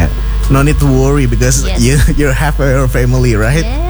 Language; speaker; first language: English; non-native, fluent; Indonesian